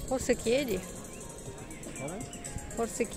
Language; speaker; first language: Italian; non-native, learner; Russian